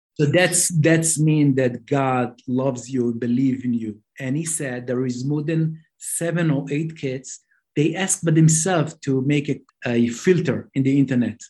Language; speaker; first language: English; non-native, fluent; Hebrew